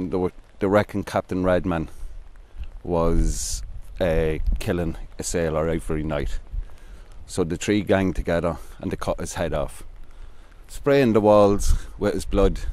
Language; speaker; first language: English; native; English